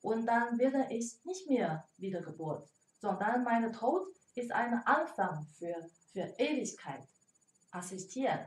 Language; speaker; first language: German; non-native, learner; Chinese